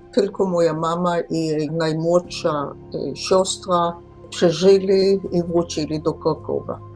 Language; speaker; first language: Polish; early bilingual, heritage; Polish